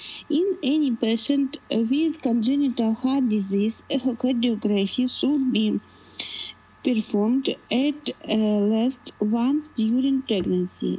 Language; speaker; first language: English; non-native, learner; Russian